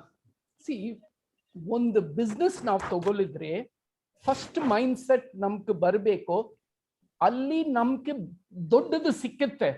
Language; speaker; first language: Kannada; non-native, local second language; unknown